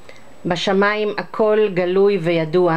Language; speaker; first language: Hebrew; native; Hebrew